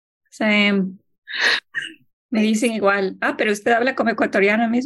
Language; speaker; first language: Spanish; early bilingual, heritage; Spanish